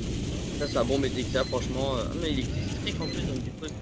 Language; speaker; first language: French; native; French